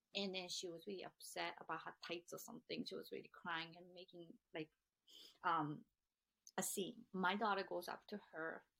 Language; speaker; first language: English; non-native, fluent; Japanese